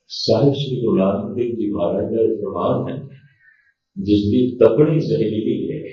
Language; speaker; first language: Urdu; non-native, local second language; Punjabi